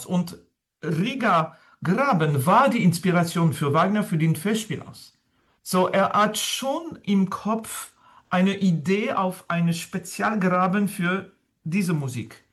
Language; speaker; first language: German; non-native, fluent; French